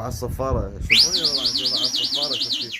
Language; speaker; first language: Arabic; native; Arabic